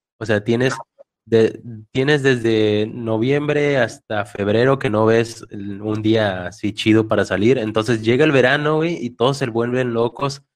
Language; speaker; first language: Spanish; native; Spanish